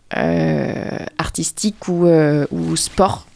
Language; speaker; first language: French; native; French